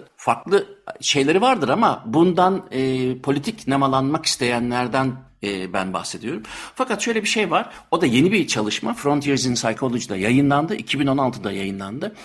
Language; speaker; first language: Turkish; native; Turkish